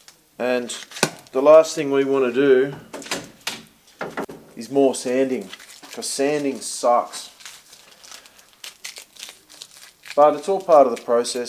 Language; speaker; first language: English; native; English